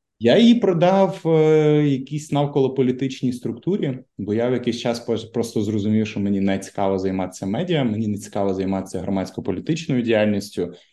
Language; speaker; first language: Ukrainian; native; Ukrainian